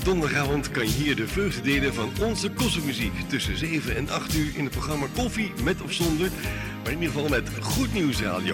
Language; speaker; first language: Dutch; native; Dutch